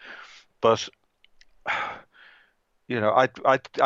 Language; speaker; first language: English; native; English